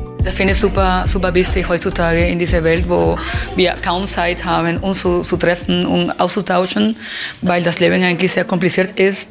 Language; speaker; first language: German; non-native, fluent; Spanish